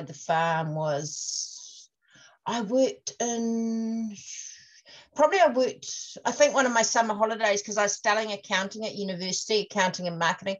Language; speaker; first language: English; native; English